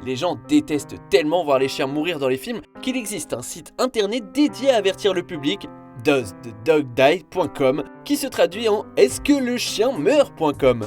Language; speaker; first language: French; native; French